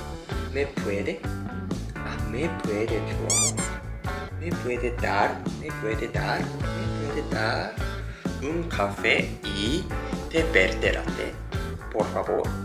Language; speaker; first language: Spanish; non-native, learner; Japanese